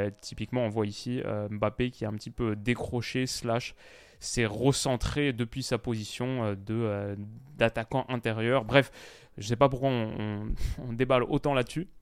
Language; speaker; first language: French; native; French